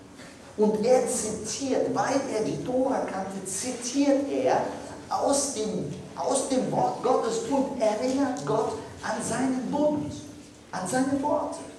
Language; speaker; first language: German; non-native, fluent; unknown